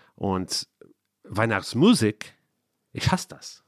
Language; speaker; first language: German; non-native, learner; English